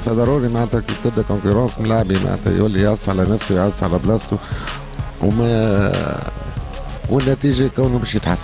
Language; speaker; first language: Arabic; native; Arabic